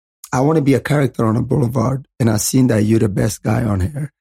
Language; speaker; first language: English; non-native, fluent; Somali